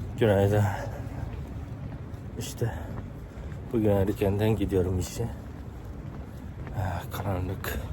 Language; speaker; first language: Turkish; non-native, fluent; Japanese